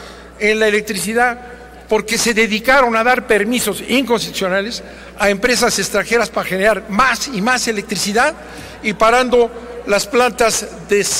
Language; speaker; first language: Spanish; native; Spanish